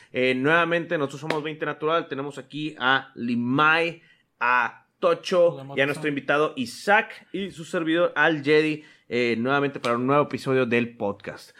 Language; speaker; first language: Spanish; native; Spanish